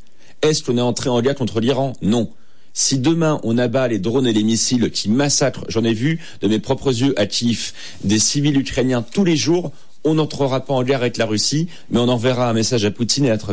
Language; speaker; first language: French; native; French